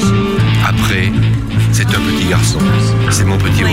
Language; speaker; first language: French; non-native, learner; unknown